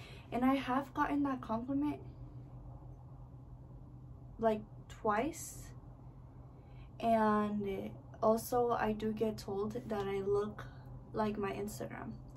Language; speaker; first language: English; early bilingual, other home language; Spanish